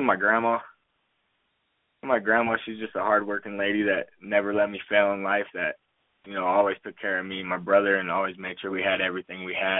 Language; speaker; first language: English; native; English